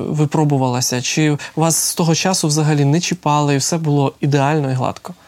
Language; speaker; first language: Ukrainian; native; Ukrainian